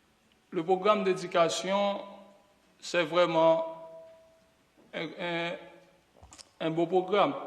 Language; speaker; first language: French; non-native, local second language; Haitian Creole